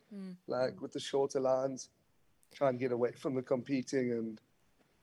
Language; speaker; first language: English; native; English